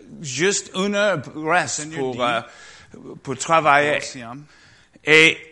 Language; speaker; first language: French; non-native, learner; English